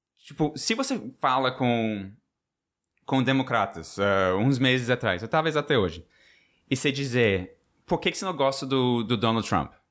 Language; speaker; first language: Portuguese; non-native, fluent; English